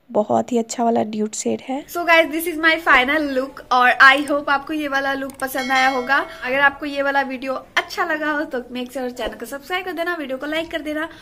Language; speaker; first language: Hindi; native; Hindi